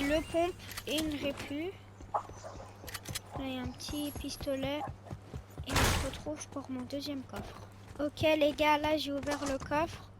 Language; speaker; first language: French; native; French